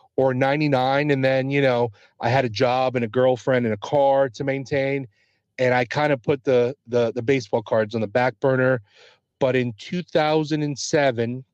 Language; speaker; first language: English; early bilingual, other home language; Spanish